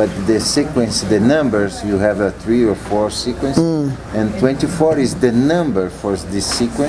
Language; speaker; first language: English; non-native, learner; Portuguese